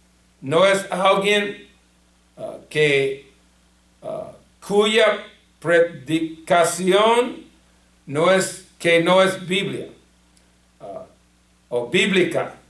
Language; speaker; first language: Spanish; non-native, fluent; English